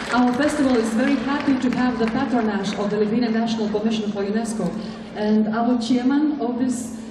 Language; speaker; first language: English; non-native, fluent; Lithuanian